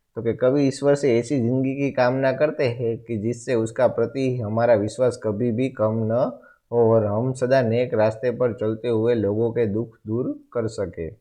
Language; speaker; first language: Hindi; non-native, local second language; Gujarati